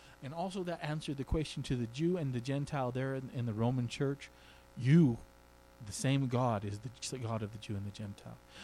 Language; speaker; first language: English; native; English